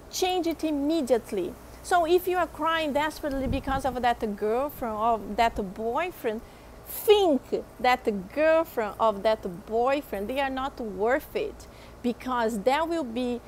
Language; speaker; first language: English; non-native, fluent; Portuguese